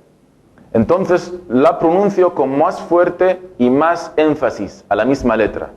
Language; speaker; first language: Spanish; non-native, fluent; Arabic